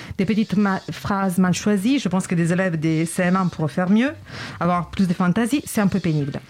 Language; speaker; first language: French; native; French